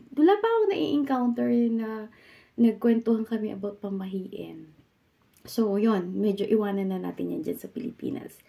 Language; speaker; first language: Filipino; native; Filipino